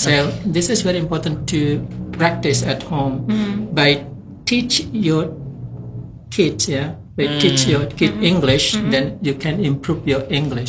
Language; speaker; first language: English; non-native, fluent; Indonesian